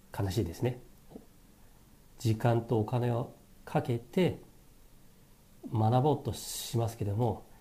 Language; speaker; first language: Japanese; non-native, fluent; Chinese